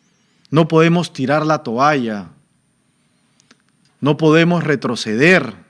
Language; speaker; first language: Spanish; native; Spanish